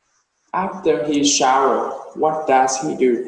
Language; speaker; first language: English; non-native, learner; Vietnamese